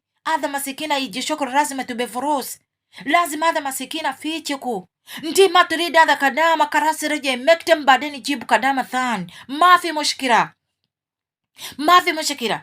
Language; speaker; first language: Arabic; non-native, learner; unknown